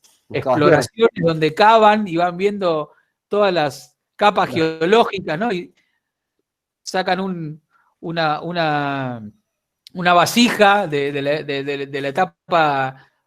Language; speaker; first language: Spanish; native; Spanish